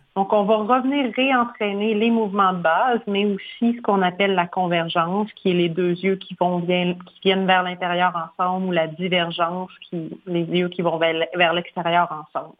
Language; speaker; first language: French; native; French